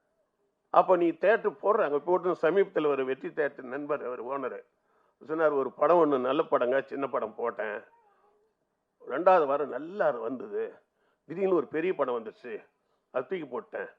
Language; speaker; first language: Tamil; native; Tamil